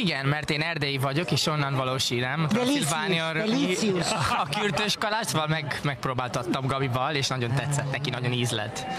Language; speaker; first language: Hungarian; non-native, local second language; Romanian